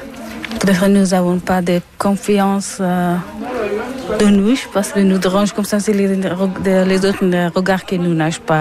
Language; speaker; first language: French; non-native, learner; Persian